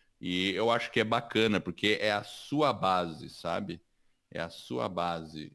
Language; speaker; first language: Portuguese; early bilingual, other home language; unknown